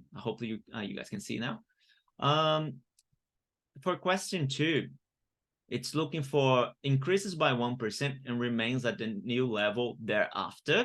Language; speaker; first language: English; non-native, fluent; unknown